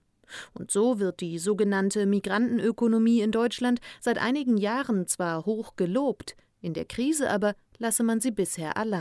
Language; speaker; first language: German; native; German